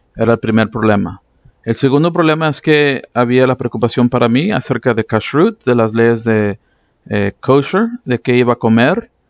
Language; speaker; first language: Spanish; early bilingual, heritage; English